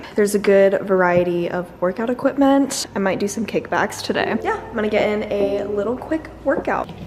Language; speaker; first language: English; native; English